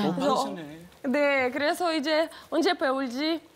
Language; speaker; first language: Korean; non-native, fluent; Russian